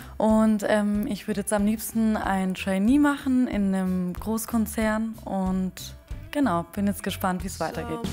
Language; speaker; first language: German; early bilingual, other home language; Turkish